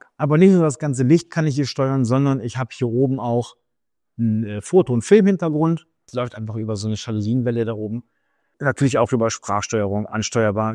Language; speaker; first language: German; native; German